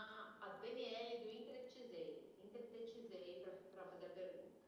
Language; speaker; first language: Portuguese; native; Portuguese